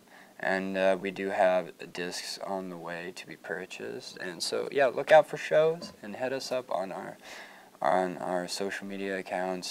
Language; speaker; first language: English; native; English